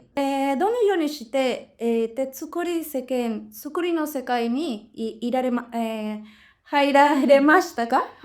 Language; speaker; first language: Japanese; non-native, learner; Spanish